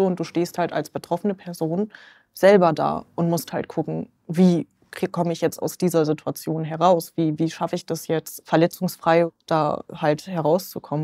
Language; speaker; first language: German; native; German